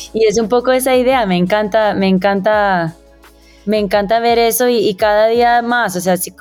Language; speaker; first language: Spanish; early bilingual, heritage; Spanish